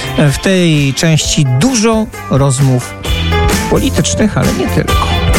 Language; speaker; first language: Polish; native; Polish